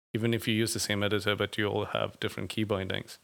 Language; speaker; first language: English; non-native, local second language; Tamil